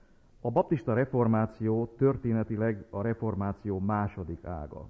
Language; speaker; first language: Hungarian; native; Hungarian